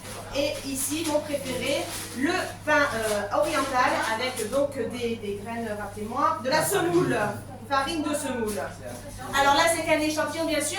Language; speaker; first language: French; native; French